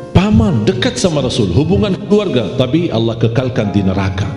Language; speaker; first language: Indonesian; non-native, fluent; Arabic